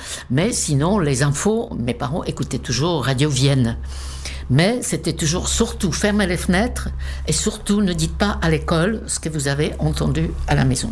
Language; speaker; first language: French; non-native, fluent; Czech